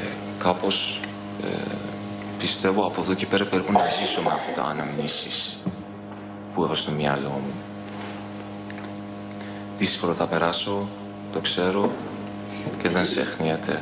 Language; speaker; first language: Greek; non-native, learner; Persian